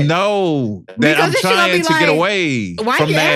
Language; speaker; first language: English; native; English